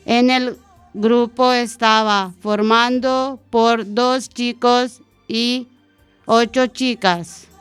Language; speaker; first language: Spanish; non-native, learner; Romanian